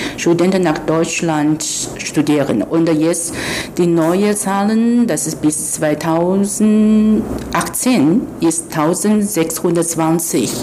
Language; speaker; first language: German; non-native, fluent; Chinese